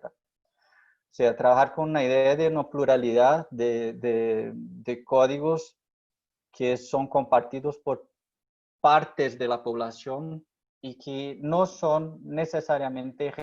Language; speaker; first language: Spanish; non-native, fluent; Portuguese